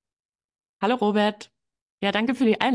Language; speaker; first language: German; native; German